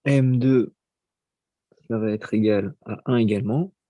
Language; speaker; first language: French; native; French